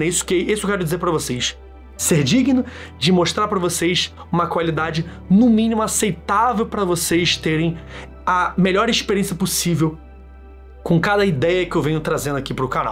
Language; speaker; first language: Portuguese; native; Portuguese